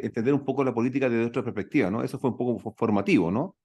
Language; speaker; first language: Spanish; native; Spanish